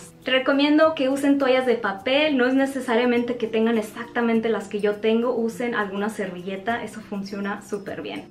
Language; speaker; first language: Spanish; native; Spanish